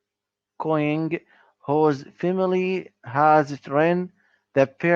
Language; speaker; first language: English; non-native, learner; Arabic